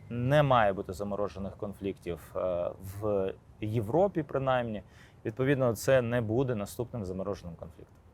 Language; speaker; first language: Ukrainian; non-native, local second language; Crimean Tatar